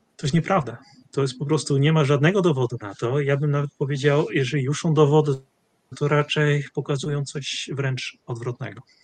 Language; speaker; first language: Polish; non-native, fluent; Dutch